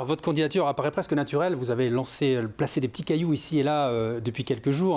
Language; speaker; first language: French; native; French